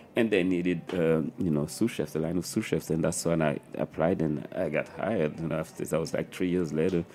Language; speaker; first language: English; non-native, fluent; French